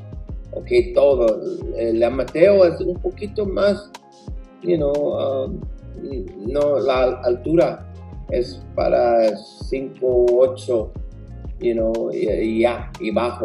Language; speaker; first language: Spanish; early bilingual, heritage; Spanish